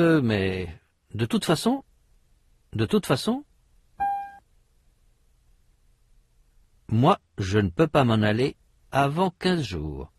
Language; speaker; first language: French; native; French